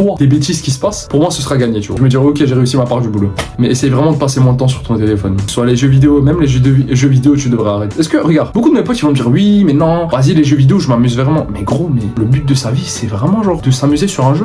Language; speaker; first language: French; native; French